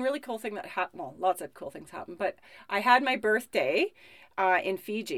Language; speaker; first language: English; native; English